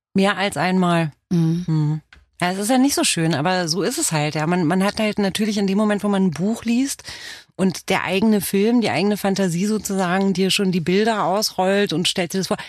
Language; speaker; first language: German; early bilingual, other home language; Romanian